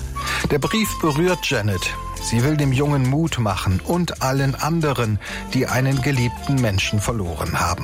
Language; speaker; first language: German; native; German